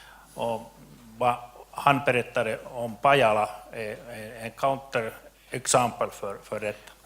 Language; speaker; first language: Swedish; non-native, local second language; Finnish